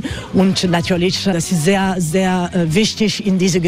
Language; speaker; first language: German; non-native, learner; French